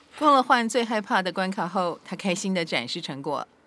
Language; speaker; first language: Chinese; native; Chinese